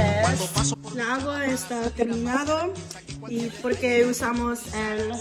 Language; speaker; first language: Spanish; non-native, learner; English